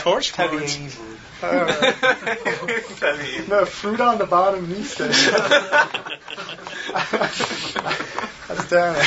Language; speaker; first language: Persian; non-native, learner; English